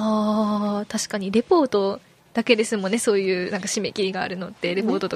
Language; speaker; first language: Japanese; native; Japanese